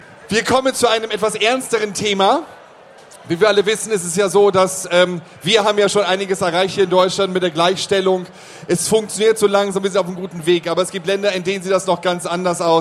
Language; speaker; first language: German; native; German